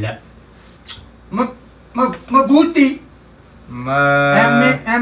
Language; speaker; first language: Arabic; non-native, learner; Filipino